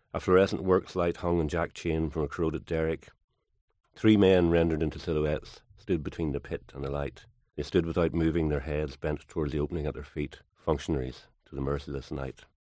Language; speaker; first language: English; native; English